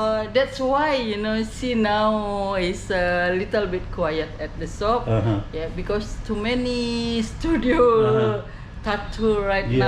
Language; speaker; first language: English; non-native, local second language; Indonesian